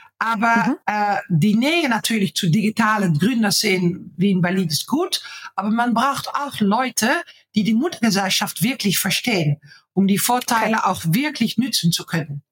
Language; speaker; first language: German; non-native, fluent; Dutch